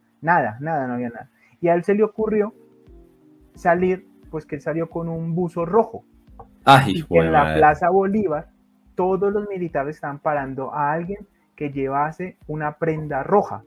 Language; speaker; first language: Spanish; native; Spanish